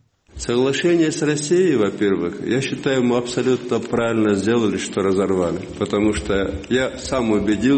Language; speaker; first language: Russian; non-native, local second language; Kyrgyz